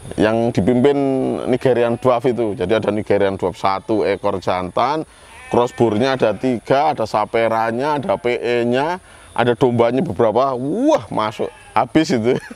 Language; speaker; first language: Indonesian; native; Indonesian